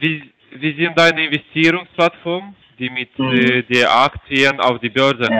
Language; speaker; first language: German; non-native, learner; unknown